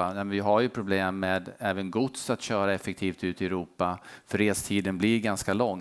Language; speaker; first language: Swedish; native; Swedish